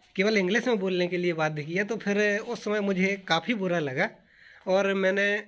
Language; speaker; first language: Hindi; native; Hindi